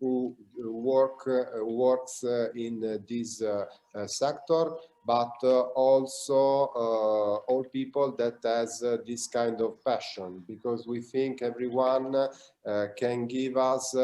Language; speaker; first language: English; non-native, learner; Italian